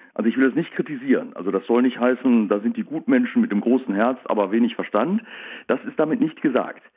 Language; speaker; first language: German; native; German